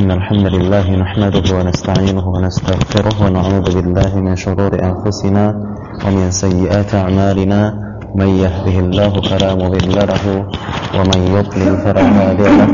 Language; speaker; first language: Arabic; non-native, fluent; Indonesian